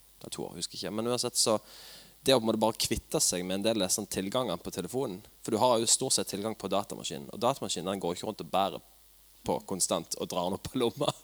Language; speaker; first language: Norwegian; native; Norwegian